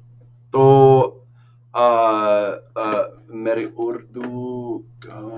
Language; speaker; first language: Hindi; non-native, learner; English